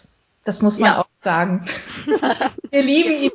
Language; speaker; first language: German; native; German